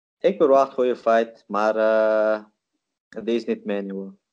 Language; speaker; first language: Dutch; non-native, learner; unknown